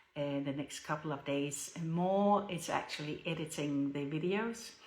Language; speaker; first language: English; non-native, fluent; Danish